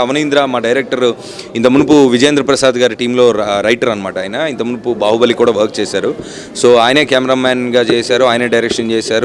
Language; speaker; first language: Telugu; native; Telugu